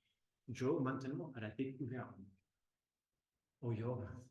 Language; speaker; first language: French; non-native, fluent; English